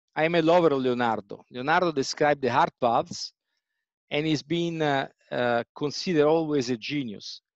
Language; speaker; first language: English; non-native, fluent; Italian